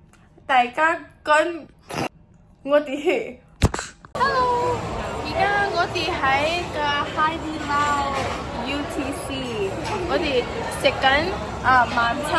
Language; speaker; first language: Cantonese; early bilingual, heritage; English